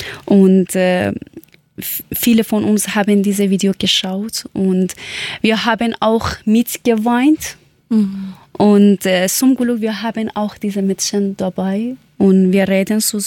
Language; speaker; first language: German; non-native, learner; Persian